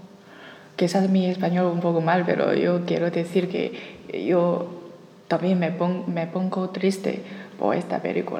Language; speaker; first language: Spanish; non-native, learner; Chinese